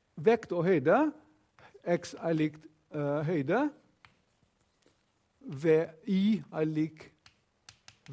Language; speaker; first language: Norwegian; non-native, fluent; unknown